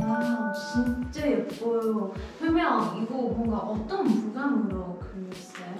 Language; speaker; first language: Korean; non-native, learner; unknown